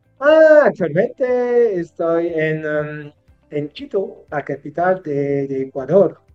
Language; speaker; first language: Spanish; non-native, learner; French